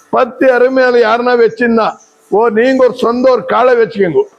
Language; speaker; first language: Tamil; non-native, local second language; Telugu